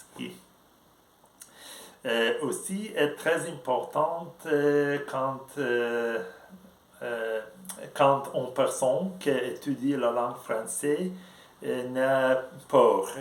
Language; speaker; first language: French; non-native, learner; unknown